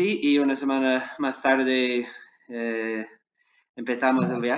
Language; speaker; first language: Spanish; non-native, learner; English